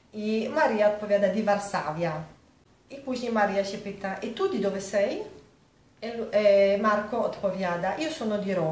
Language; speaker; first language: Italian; non-native, fluent; Polish